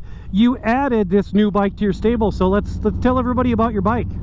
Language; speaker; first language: English; native; English